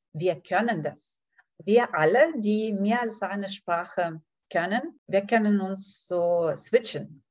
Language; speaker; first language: German; non-native, fluent; Lithuanian